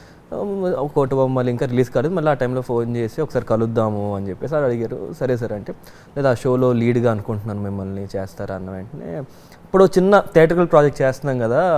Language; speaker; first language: Telugu; native; Telugu